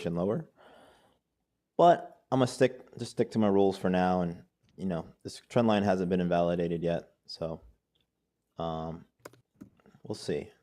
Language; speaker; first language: English; native; English